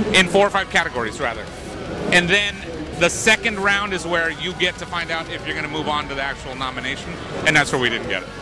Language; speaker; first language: English; early bilingual, other home language; Spanish